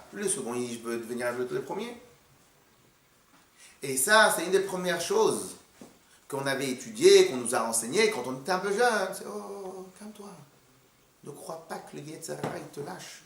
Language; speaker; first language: French; native; French